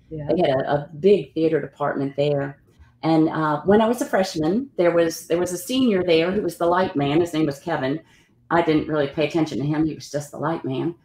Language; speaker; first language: English; native; English